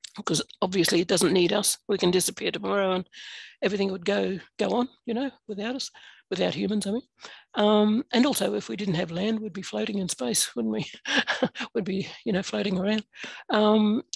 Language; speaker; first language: English; native; English